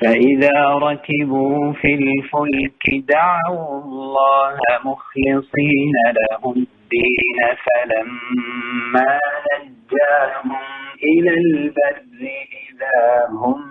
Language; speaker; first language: Arabic; native; Arabic